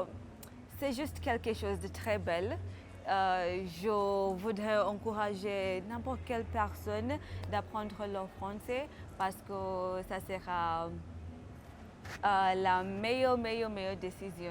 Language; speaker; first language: French; non-native, fluent; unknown